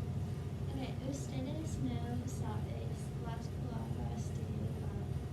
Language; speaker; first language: Spanish; non-native, learner; English